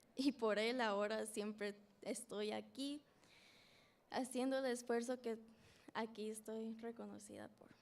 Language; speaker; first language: Spanish; early bilingual, other home language; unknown